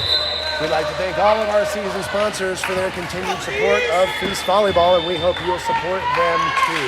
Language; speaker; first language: English; native; English